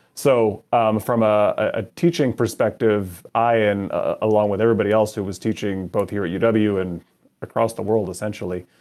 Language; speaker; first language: English; native; English